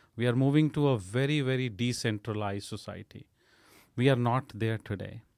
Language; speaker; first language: English; non-native, local second language; Punjabi